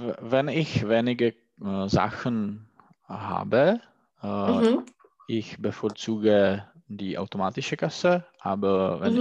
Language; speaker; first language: German; non-native, learner; Czech